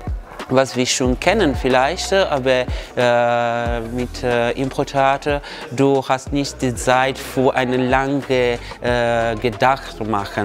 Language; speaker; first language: German; non-native, learner; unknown